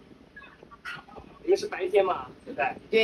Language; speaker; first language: Chinese; native; Chinese